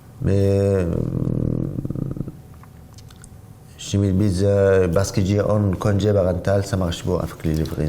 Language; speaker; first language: French; non-native, learner; Arabic